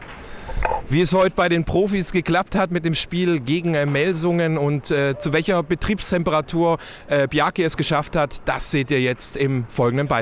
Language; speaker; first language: German; native; German